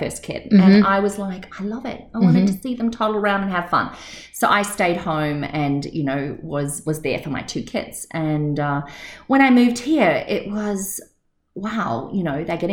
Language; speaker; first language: English; native; English